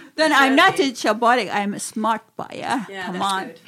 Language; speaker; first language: English; non-native, fluent; Swedish